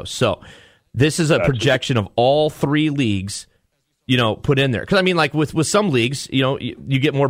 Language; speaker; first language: English; native; English